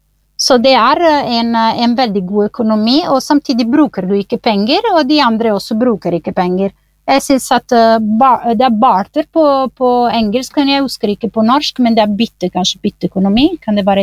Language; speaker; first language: Norwegian; non-native, fluent; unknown